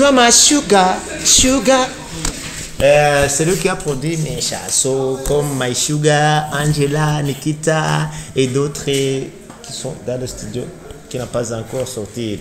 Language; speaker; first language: French; non-native, learner; Rundi